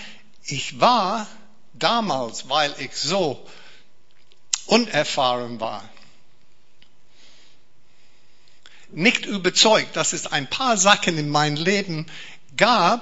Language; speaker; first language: German; non-native, fluent; English